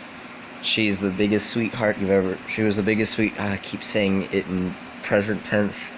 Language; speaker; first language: English; native; English